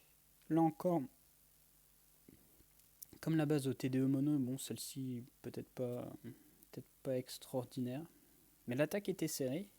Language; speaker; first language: French; native; French